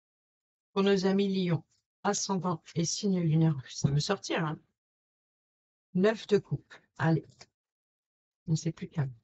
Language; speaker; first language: French; native; French